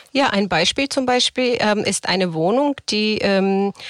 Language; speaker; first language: German; non-native, fluent; Bulgarian